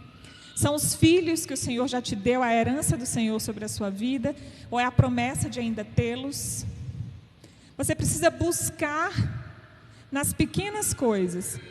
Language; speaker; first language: Portuguese; native; Portuguese